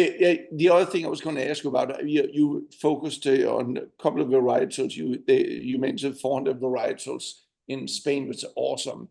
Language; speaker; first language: English; non-native, fluent; Danish